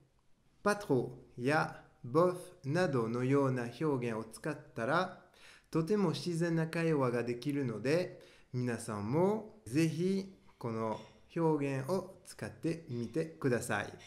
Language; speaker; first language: Japanese; non-native, fluent; French